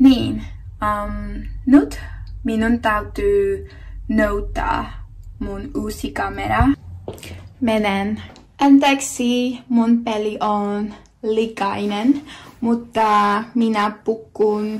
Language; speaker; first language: Finnish; non-native, learner; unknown